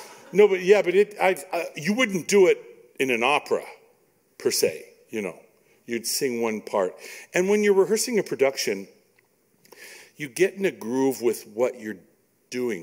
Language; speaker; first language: English; native; English